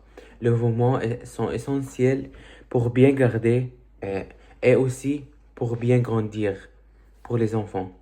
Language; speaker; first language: French; early bilingual, other home language; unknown